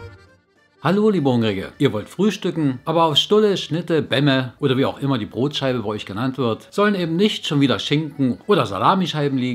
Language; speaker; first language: German; native; German